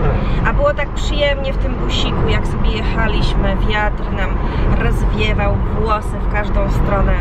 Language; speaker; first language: Polish; native; Polish